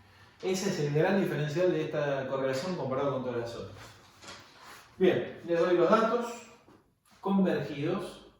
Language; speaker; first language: Spanish; native; Spanish